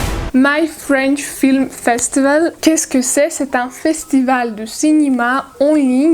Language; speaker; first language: French; non-native, learner; Russian